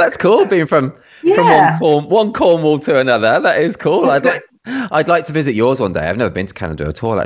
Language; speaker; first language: English; native; English